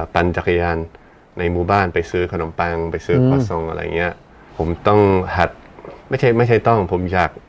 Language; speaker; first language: Thai; non-native, fluent; English